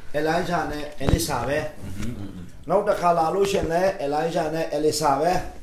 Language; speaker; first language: Burmese; non-native, local second language; Hakha Chin